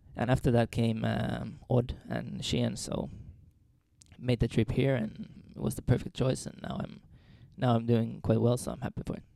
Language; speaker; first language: English; non-native, fluent; Finnish